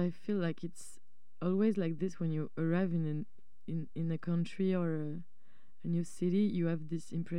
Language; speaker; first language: English; non-native, fluent; French